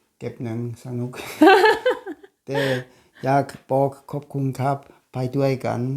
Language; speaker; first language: Thai; non-native, learner; German